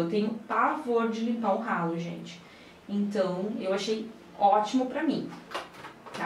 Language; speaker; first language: Portuguese; native; Portuguese